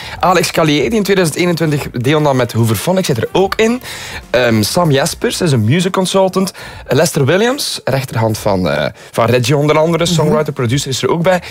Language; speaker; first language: Dutch; native; Dutch